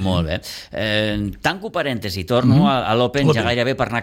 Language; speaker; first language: Catalan; native; Catalan